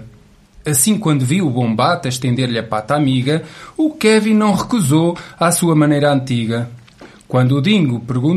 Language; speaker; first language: Portuguese; native; Portuguese